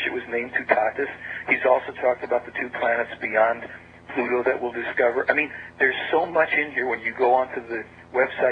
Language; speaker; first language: English; native; English